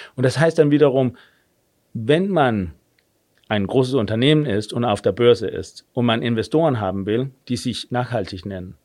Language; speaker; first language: German; non-native, fluent; Danish